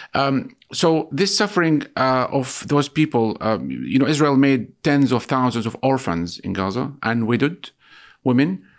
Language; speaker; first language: English; non-native, fluent; Arabic